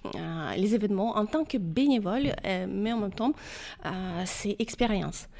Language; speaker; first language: French; non-native, fluent; Ukrainian